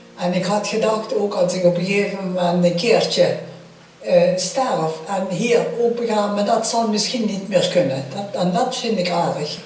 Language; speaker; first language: Dutch; native; Dutch